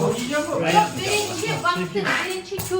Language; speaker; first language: Turkish; non-native, learner; Russian